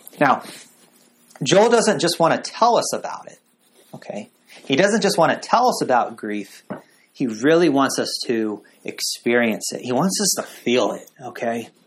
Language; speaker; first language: English; native; English